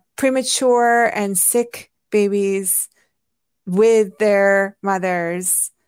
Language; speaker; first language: English; non-native, fluent; Hungarian